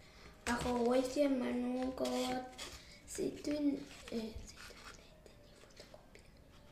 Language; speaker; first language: Welsh; non-native, learner; Spanish